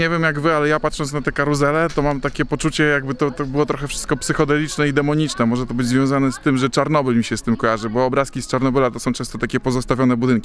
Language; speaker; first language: Polish; native; Polish